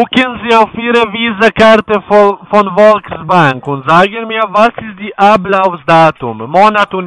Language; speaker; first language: German; non-native, learner; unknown